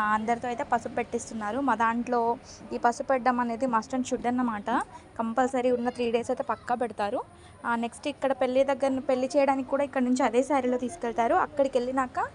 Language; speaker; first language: Telugu; non-native, local second language; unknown